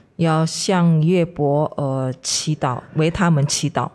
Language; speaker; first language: Chinese; non-native, fluent; Indonesian